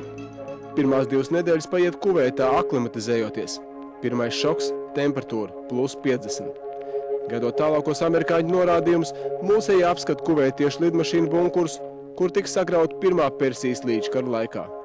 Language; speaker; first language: Latvian; native; Latvian